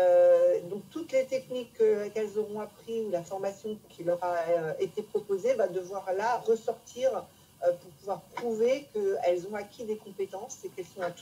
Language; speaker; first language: French; native; French